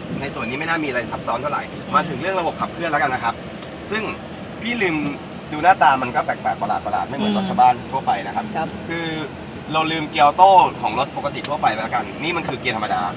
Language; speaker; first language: Thai; native; Thai